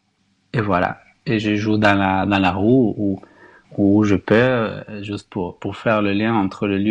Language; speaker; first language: French; non-native, fluent; Spanish